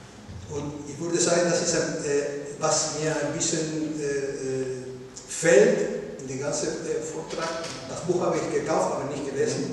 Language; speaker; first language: German; non-native, learner; Spanish